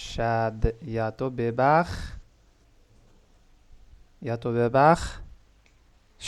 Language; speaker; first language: Persian; non-native, fluent; Urdu